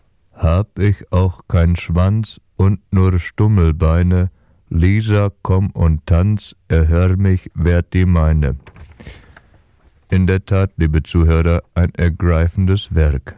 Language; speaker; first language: German; native; German